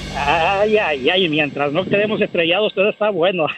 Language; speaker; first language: Spanish; native; Spanish